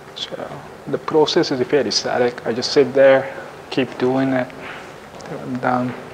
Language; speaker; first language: English; non-native, fluent; Japanese